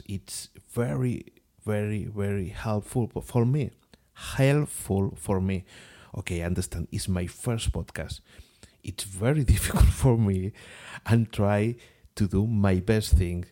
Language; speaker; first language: English; non-native, learner; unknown